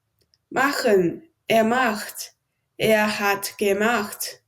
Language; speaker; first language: German; non-native, learner; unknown